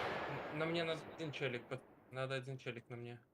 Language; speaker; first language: Russian; native; Russian